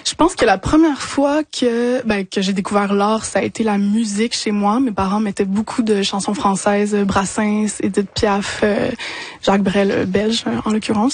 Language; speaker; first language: French; native; French